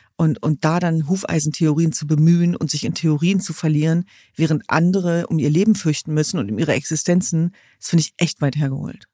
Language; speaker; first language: German; early bilingual, other home language; Kurdish